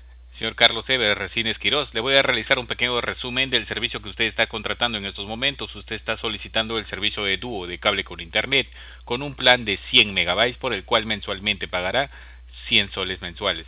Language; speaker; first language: Spanish; native; Spanish